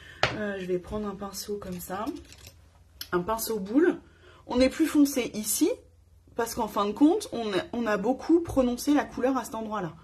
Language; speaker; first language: French; native; French